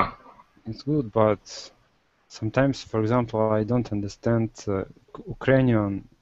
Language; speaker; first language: English; non-native, learner; Russian